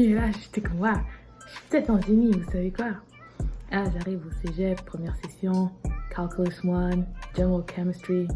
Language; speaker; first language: French; native; French